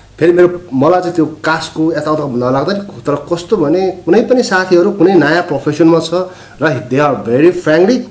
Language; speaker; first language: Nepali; non-native, local second language; Sherpa